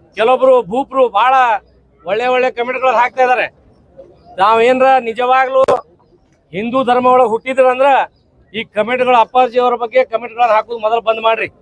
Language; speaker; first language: Kannada; native; Kannada